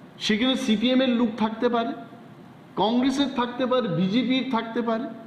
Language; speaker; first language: Bangla; non-native, local second language; Kok Borok